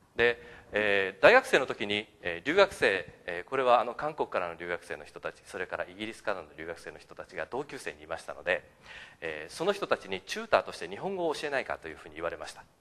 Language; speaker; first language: Japanese; native; Japanese